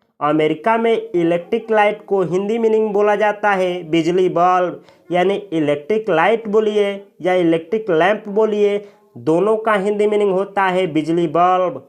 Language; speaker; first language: Hindi; native; Hindi